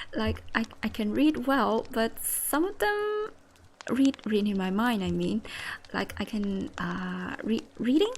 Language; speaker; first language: English; non-native, learner; Vietnamese